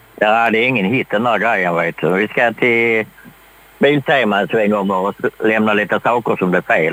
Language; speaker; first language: Swedish; native; Swedish